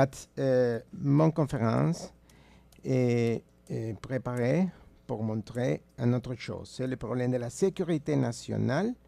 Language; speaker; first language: French; non-native, fluent; Spanish